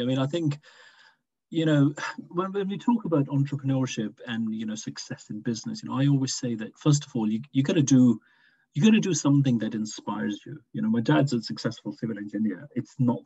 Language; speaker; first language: English; non-native, local second language; Urdu